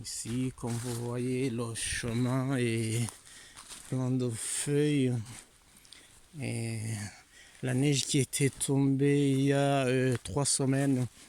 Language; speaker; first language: French; non-native, fluent; Italian